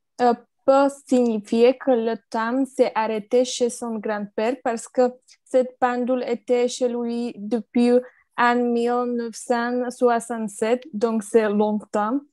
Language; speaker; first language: French; non-native, learner; Slovak